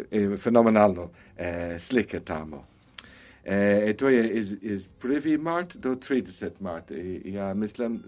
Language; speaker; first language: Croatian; non-native, learner; English